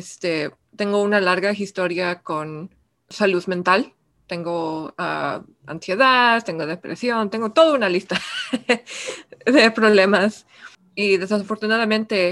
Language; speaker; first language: Spanish; early bilingual, heritage; Spanish